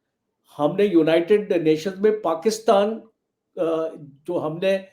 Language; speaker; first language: Hindi; native; Hindi